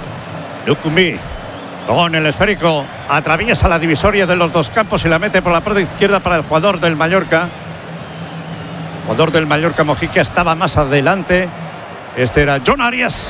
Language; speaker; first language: Spanish; native; Spanish